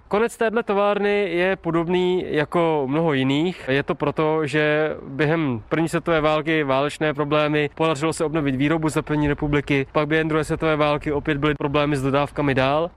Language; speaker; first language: Czech; native; Czech